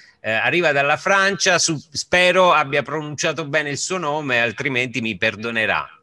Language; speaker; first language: Italian; native; Italian